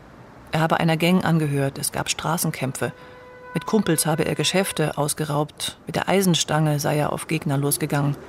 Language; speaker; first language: German; native; German